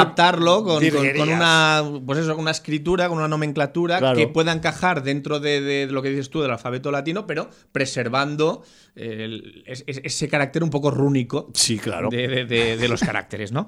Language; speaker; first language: Spanish; native; Spanish